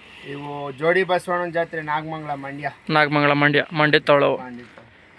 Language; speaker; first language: Kannada; native; Kannada